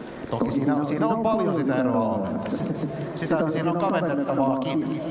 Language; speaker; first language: Finnish; native; Finnish